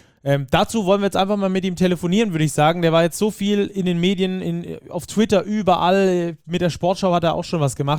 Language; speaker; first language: German; native; German